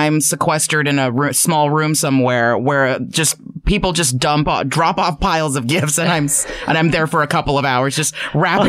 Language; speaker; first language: English; early bilingual, other home language; Chinese